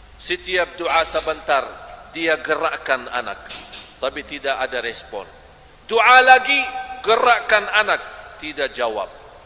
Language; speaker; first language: Malay; non-native, fluent; Arabic